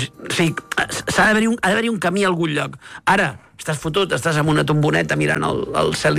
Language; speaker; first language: Catalan; native; Catalan